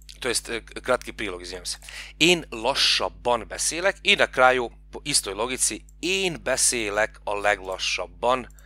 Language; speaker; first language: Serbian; non-native, local second language; Hungarian